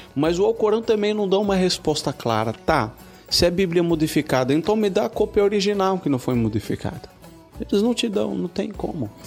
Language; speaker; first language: Portuguese; non-native, fluent; Arabic